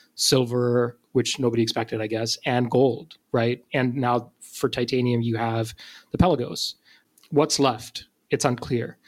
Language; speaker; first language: English; non-native, local second language; Urdu